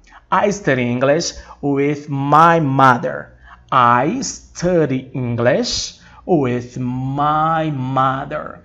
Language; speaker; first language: English; non-native, fluent; Portuguese